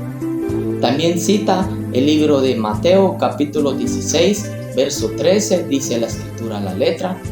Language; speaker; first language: Spanish; native; Spanish